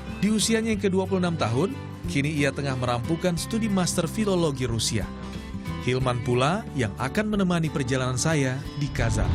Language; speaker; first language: Indonesian; native; Indonesian